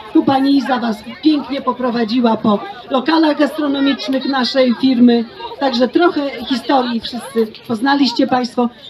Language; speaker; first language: Polish; native; Polish